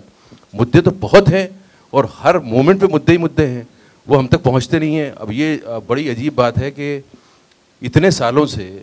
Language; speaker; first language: Hindi; native; Hindi